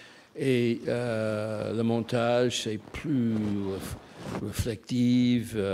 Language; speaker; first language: French; non-native, fluent; English